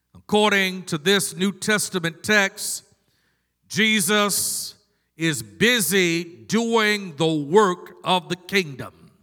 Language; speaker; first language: English; native; English